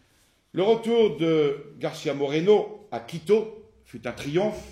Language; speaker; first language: French; native; French